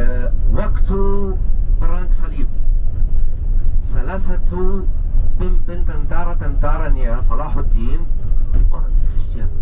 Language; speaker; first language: Indonesian; non-native, fluent; Arabic